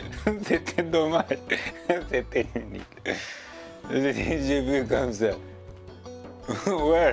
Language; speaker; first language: French; non-native, learner; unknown